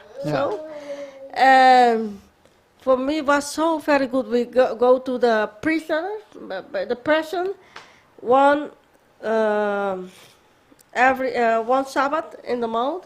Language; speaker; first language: English; non-native, learner; Papiamento